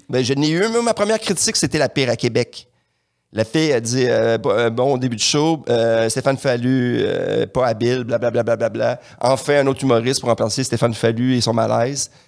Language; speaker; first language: French; native; French